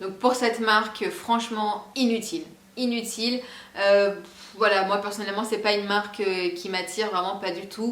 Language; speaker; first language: French; native; French